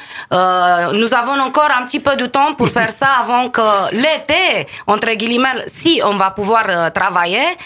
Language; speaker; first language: French; non-native, fluent; Romanian